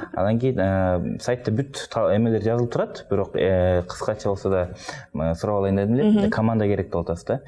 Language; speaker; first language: Kyrgyz; native; Kyrgyz